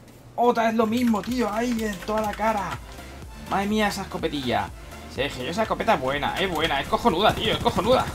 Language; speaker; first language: Spanish; native; Spanish